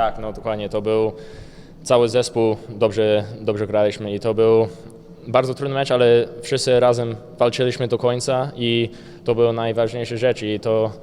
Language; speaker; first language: Polish; early bilingual, heritage; Polish